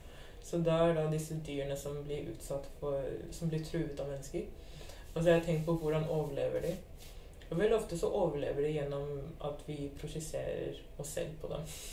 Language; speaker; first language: Norwegian; early bilingual, other home language; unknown